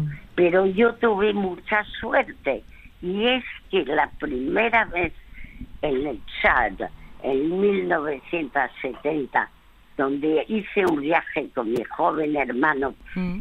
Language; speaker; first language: Spanish; non-native, fluent; French